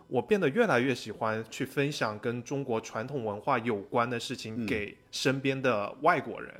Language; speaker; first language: Chinese; native; Chinese